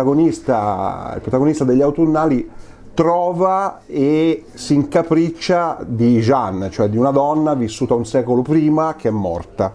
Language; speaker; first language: Italian; native; Italian